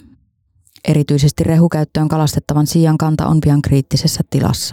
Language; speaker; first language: Finnish; native; Finnish